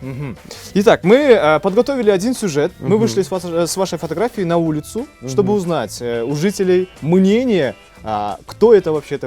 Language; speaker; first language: Russian; native; Russian